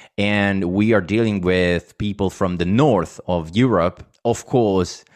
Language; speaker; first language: English; non-native, fluent; Italian